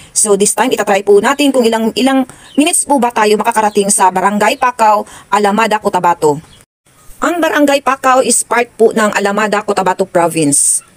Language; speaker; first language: Filipino; non-native, local second language; Hiligaynon